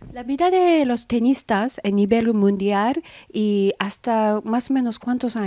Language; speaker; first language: Spanish; non-native, fluent; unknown